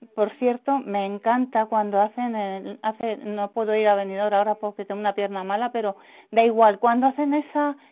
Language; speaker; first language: Spanish; native; Spanish